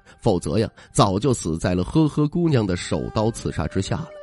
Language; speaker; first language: Chinese; native; Chinese